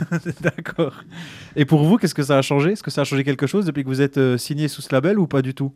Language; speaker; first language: French; native; French